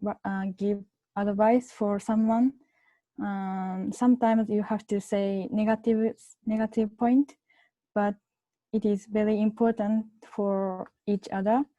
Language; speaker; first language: English; non-native, learner; Japanese